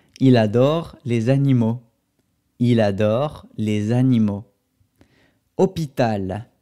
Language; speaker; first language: French; non-native, fluent; Spanish